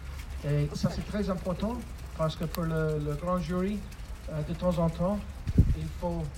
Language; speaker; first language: French; non-native, fluent; English